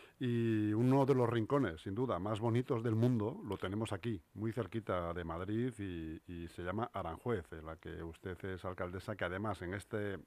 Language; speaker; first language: Spanish; native; Spanish